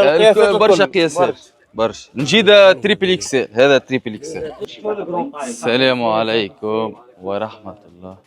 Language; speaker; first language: Arabic; native; Arabic